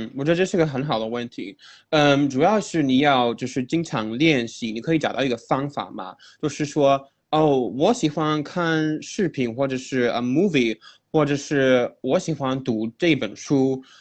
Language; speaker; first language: Chinese; non-native, fluent; English